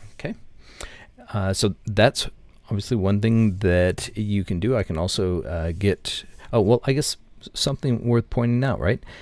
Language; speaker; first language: English; native; English